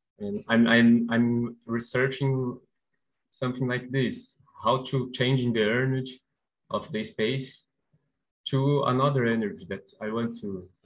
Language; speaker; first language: English; non-native, learner; Portuguese